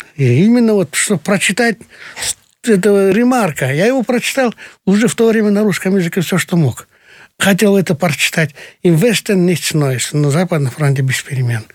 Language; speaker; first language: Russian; non-native, local second language; Kyrgyz